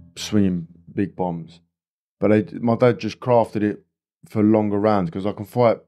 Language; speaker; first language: English; native; English